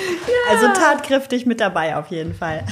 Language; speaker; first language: German; native; German